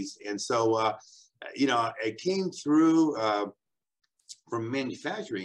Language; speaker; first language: English; native; English